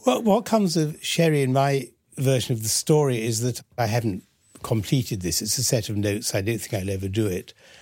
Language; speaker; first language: English; early bilingual, other home language; French